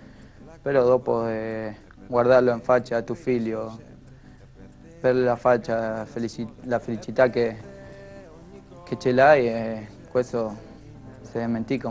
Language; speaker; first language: Italian; non-native, fluent; Spanish